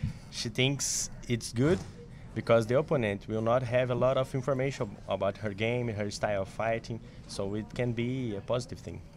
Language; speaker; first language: English; non-native, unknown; Portuguese